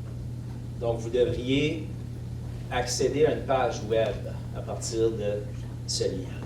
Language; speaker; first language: French; native; French